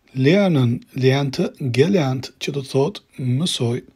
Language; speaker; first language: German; non-native, fluent; Albanian